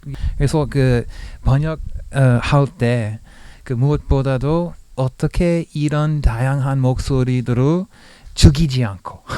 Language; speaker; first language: Korean; non-native, fluent; English